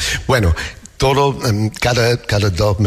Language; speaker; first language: Spanish; non-native, learner; English